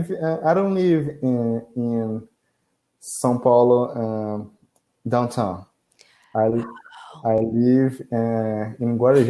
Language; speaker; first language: English; non-native, learner; Portuguese